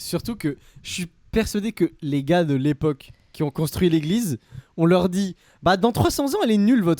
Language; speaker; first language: French; native; French